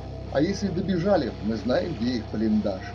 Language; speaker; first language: Russian; native; Russian